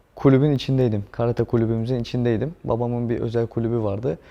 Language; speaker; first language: Turkish; native; Turkish